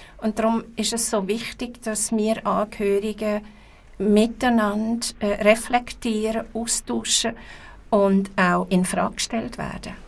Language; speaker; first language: German; native; German